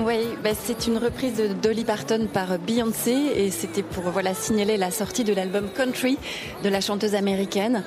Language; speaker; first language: French; native; French